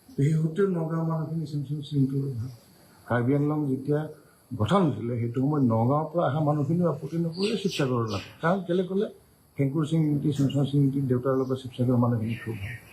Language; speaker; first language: Assamese; non-native, local second language; Karbi